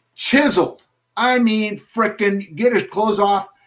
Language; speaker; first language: English; native; English